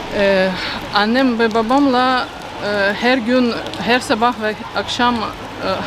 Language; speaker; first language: Turkish; non-native, learner; Ukrainian